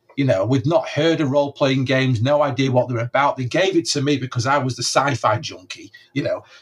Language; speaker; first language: English; native; English